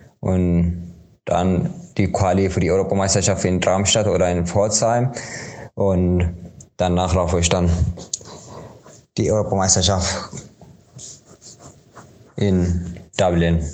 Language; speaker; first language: German; non-native, fluent; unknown